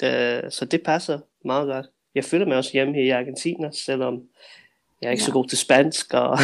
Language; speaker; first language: Danish; early bilingual, heritage; Danish